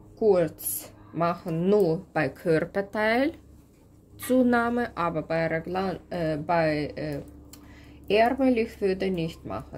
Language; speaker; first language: German; non-native, fluent; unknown